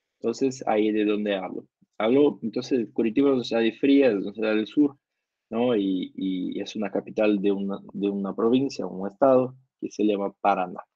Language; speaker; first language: Spanish; non-native, learner; Portuguese